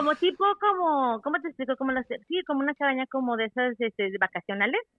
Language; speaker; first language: Spanish; native; Spanish